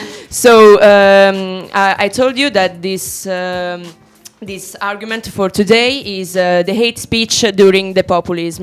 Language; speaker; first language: English; non-native, learner; Italian